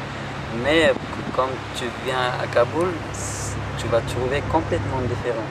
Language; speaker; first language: French; non-native, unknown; Persian